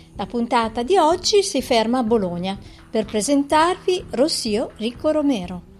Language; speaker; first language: Italian; native; Italian